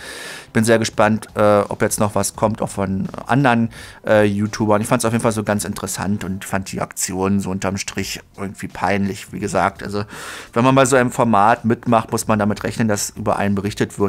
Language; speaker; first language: German; native; German